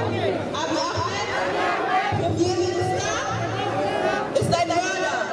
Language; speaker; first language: German; non-native, learner; Oromo